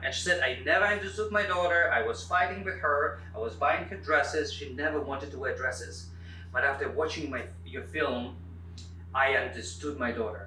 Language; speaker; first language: English; non-native, fluent; Russian